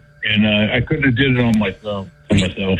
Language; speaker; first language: English; native; English